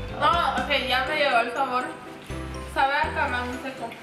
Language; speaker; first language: Spanish; early bilingual, other home language; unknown